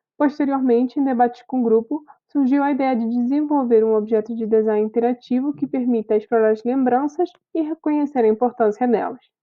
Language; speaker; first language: Portuguese; non-native, fluent; Spanish